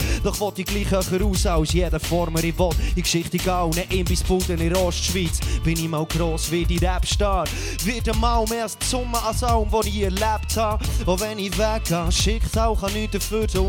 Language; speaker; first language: German; native; German